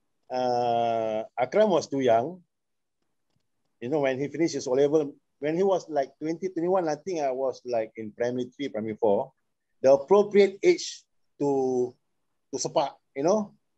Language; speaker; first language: English; non-native, local second language; Malay